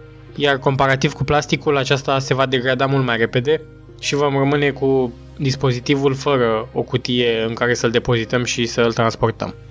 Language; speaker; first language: Romanian; native; Romanian